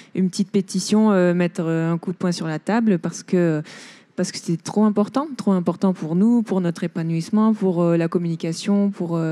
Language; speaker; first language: French; native; French